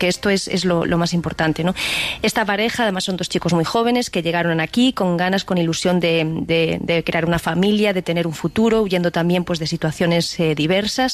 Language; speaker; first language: Spanish; native; Spanish